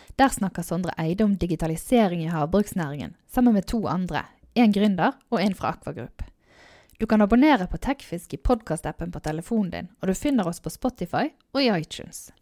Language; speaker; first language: Norwegian; native; Norwegian